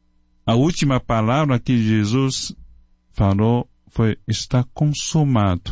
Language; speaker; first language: Portuguese; non-native, fluent; Chinese